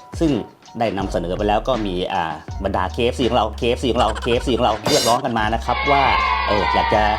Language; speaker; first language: Thai; native; Thai